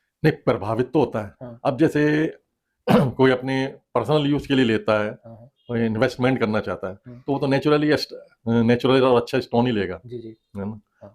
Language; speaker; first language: Hindi; native; Hindi